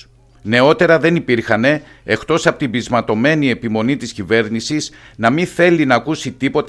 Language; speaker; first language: Greek; native; Greek